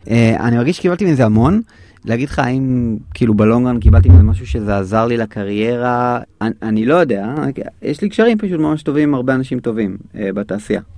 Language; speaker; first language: Hebrew; native; Hebrew